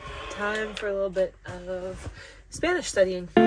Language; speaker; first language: English; native; English